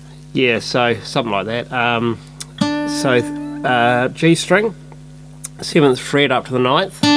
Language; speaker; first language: English; native; English